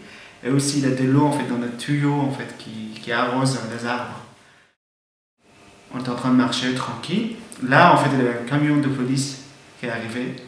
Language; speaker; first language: French; non-native, fluent; Persian